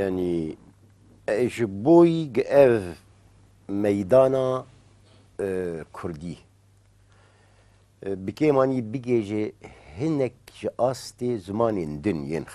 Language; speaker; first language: Kurdish; native; Kurdish